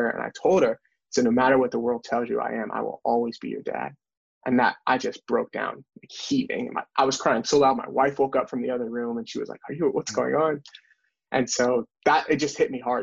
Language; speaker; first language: English; native; English